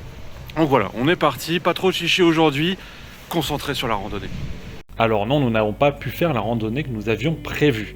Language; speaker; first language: French; native; French